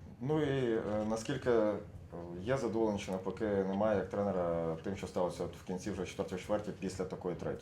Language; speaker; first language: Ukrainian; native; Ukrainian